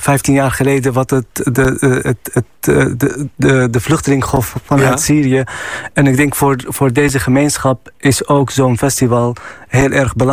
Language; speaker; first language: Dutch; non-native, fluent; Arabic